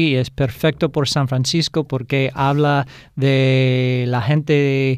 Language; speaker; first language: Spanish; non-native, fluent; English